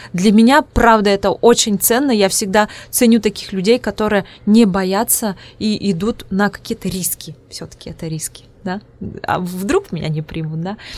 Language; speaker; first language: Russian; non-native, local second language; Udmurt